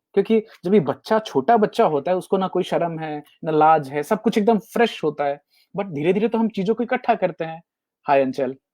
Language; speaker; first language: Hindi; native; Hindi